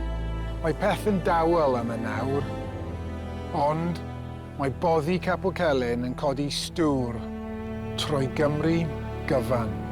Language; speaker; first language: Welsh; non-native, local second language; English